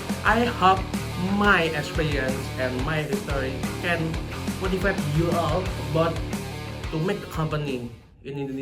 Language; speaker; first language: English; non-native, local second language; Indonesian